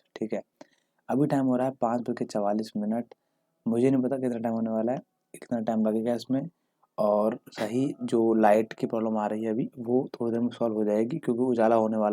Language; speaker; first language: Hindi; native; Hindi